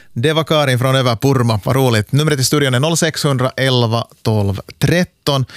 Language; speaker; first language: Swedish; native; Swedish